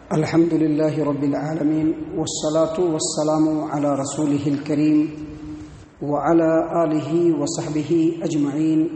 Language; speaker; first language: Urdu; native; Urdu